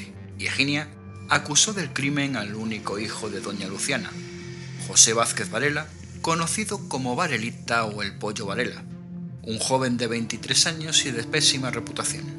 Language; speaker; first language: Spanish; native; Spanish